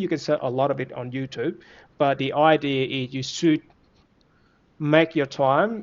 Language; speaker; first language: English; non-native, fluent; Vietnamese